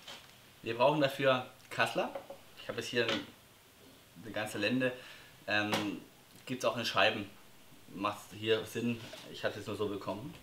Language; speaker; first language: German; native; German